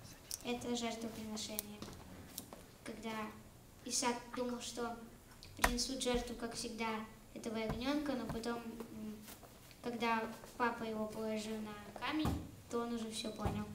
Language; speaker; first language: Russian; early bilingual, heritage; Russian